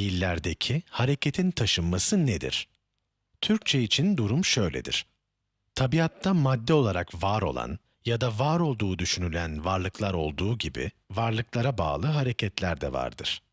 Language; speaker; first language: Turkish; native; Turkish